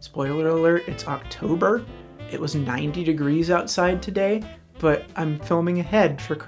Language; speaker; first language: English; native; English